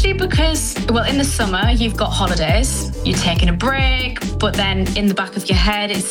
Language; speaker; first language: English; native; English